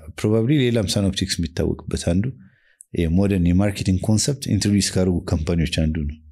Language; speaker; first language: Amharic; native; Amharic